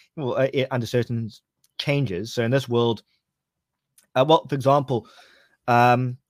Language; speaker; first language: English; native; English